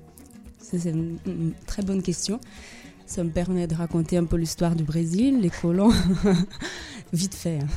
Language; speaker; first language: French; non-native, fluent; Portuguese